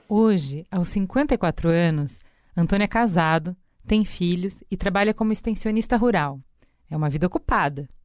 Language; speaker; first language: Portuguese; native; Portuguese